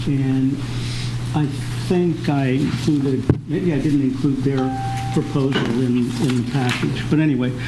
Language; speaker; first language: English; native; English